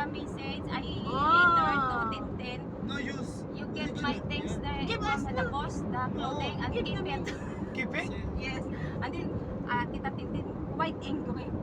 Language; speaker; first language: English; non-native, learner; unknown